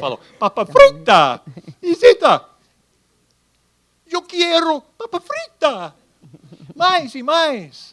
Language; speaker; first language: Portuguese; non-native, fluent; English